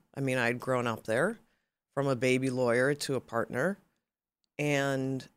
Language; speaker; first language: English; native; English